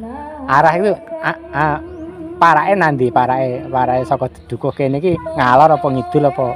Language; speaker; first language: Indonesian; non-native, local second language; Javanese